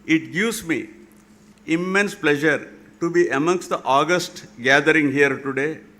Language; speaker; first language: English; non-native, local second language; Kannada